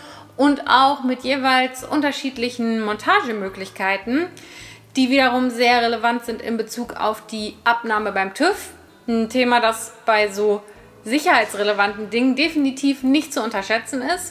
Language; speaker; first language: German; native; German